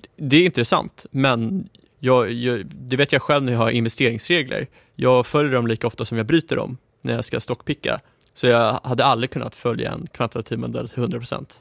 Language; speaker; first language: Swedish; native; Swedish